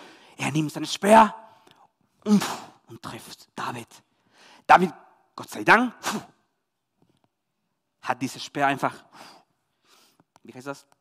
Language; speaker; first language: German; non-native, learner; Spanish